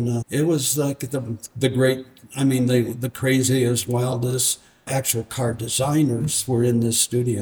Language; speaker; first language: English; native; English